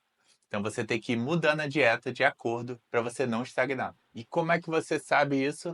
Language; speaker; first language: Portuguese; native; Portuguese